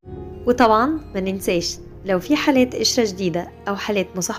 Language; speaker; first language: Arabic; native; Arabic